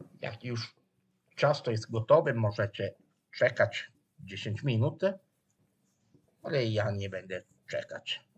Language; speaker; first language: Polish; non-native, fluent; Italian